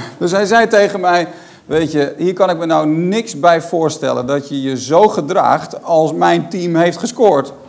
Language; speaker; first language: Dutch; native; Dutch